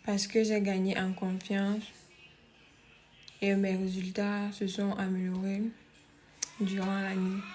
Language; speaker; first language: French; non-native, fluent; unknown